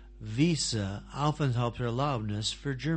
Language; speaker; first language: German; non-native, fluent; English